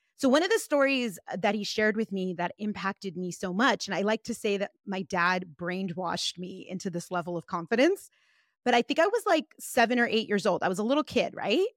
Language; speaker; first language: English; early bilingual, other home language; Spanish